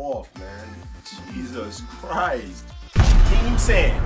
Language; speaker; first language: English; native; English